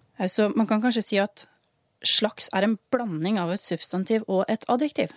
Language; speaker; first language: Norwegian; native; Norwegian